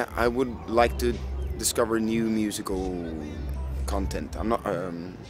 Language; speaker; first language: English; non-native, fluent; Norwegian